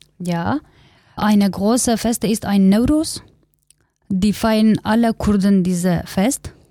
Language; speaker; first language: German; non-native, learner; Kurdish